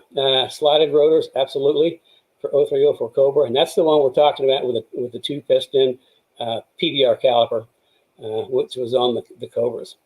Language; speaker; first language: English; native; English